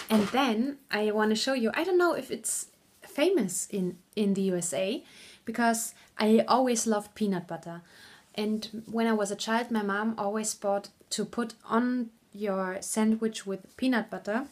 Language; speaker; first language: English; non-native, fluent; German